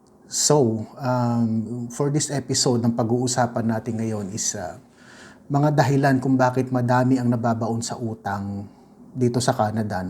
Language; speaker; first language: Filipino; native; Filipino